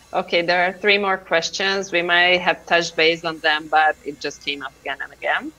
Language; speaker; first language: English; non-native, fluent; Hungarian